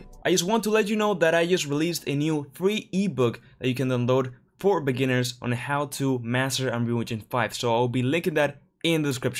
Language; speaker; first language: English; non-native, fluent; Spanish